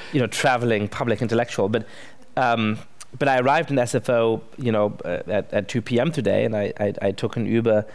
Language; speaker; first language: English; non-native, fluent; German